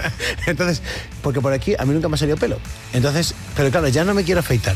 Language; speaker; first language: Spanish; native; Spanish